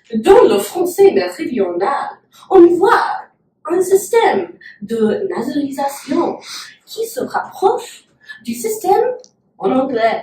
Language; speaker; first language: French; non-native, learner; English